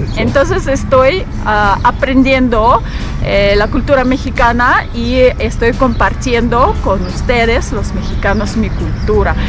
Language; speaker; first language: Spanish; non-native, fluent; Russian